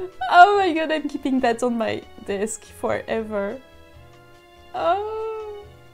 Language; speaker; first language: English; non-native, fluent; French